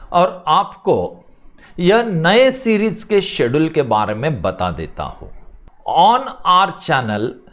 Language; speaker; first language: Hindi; non-native, local second language; Marathi